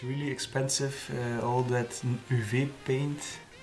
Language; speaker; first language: English; non-native, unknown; Dutch